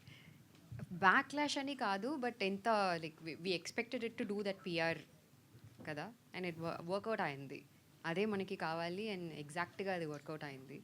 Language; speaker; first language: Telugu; non-native, fluent; Tamil